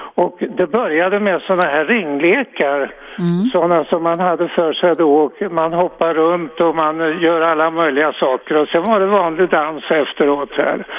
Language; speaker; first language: Swedish; native; Swedish